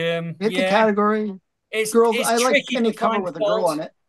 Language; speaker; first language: English; native; English